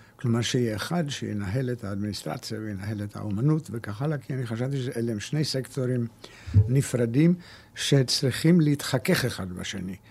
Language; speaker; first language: Hebrew; early bilingual, other home language; German